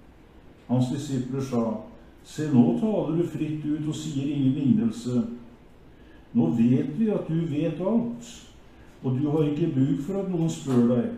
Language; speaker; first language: Norwegian; native; Norwegian